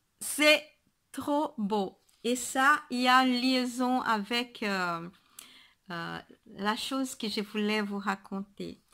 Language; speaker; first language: French; non-native, fluent; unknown